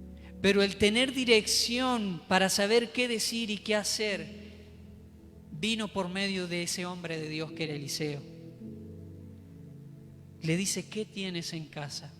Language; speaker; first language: Spanish; native; Spanish